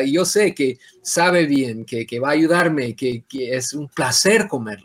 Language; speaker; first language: Spanish; non-native, fluent; English